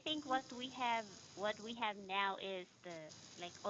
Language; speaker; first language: English; non-native, fluent; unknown